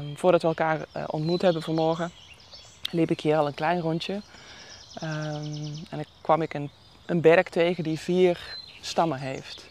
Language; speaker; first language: Dutch; non-native, fluent; Finnish